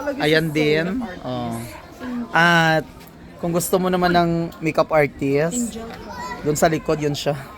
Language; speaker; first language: Filipino; non-native, local second language; Cebuano